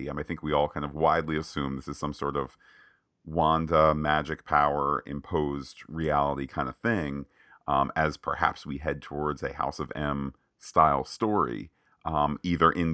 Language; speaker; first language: English; native; English